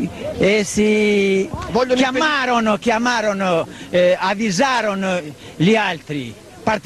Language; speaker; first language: Italian; non-native, learner; Albanian